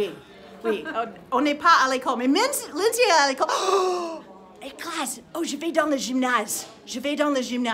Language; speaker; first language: French; non-native, fluent; English